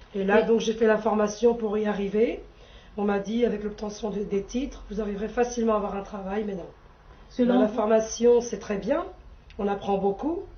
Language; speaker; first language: French; native; French